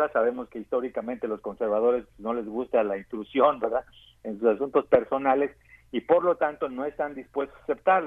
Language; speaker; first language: Spanish; native; Spanish